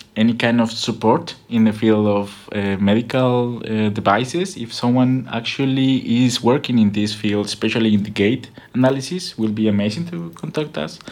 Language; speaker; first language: English; non-native, fluent; Spanish